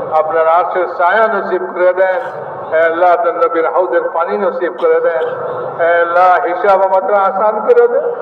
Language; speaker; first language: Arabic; non-native, fluent; Bangla